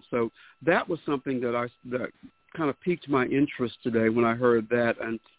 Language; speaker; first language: English; native; English